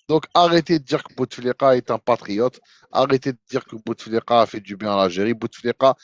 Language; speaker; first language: French; non-native, local second language; Arabic